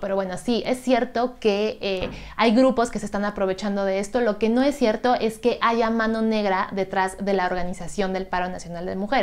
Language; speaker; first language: Spanish; native; Spanish